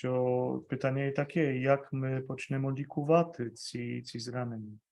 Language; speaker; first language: Ukrainian; non-native, fluent; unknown